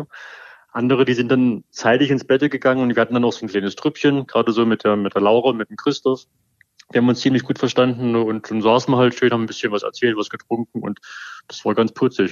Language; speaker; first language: German; native; German